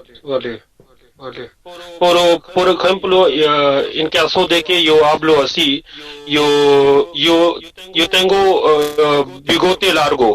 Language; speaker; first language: Spanish; non-native, learner; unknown